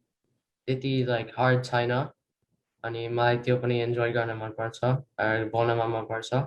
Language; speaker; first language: Nepali; early bilingual, heritage; Nepali